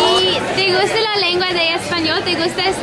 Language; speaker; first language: Spanish; non-native, learner; English